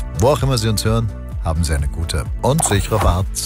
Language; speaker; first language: German; native; German